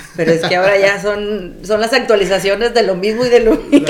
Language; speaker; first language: Spanish; native; Spanish